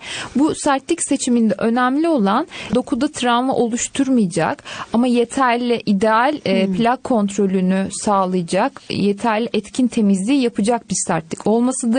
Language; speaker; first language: Turkish; native; Turkish